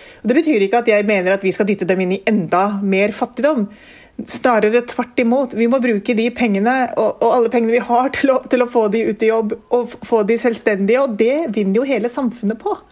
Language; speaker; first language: Norwegian; early bilingual, other home language; Urdu